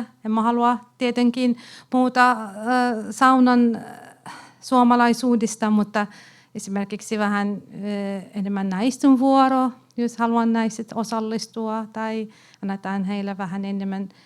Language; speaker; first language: Finnish; non-native, learner; Arabic